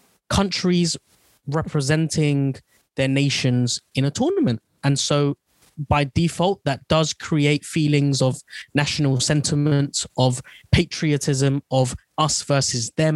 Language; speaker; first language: English; non-native, local second language; Bangla